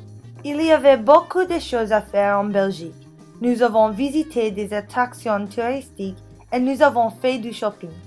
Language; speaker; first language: French; non-native, learner; English